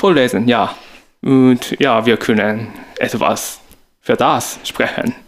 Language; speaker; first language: German; non-native, learner; Japanese